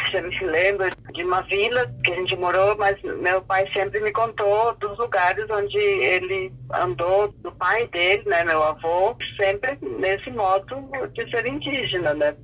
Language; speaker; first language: Portuguese; non-native, local second language; Guarani